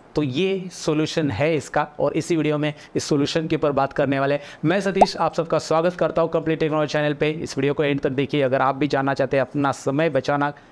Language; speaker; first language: Hindi; native; Hindi